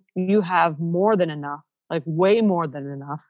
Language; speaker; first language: English; non-native, fluent; Ukrainian